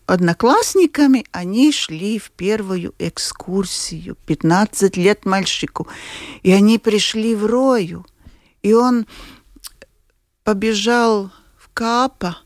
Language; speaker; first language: Russian; non-native, local second language; Latvian